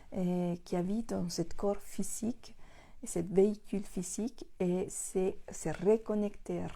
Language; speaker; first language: French; non-native, fluent; Spanish